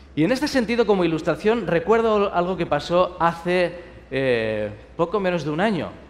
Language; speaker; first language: Spanish; native; Spanish